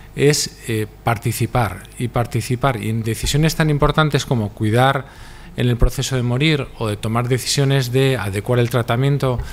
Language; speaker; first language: Spanish; native; Spanish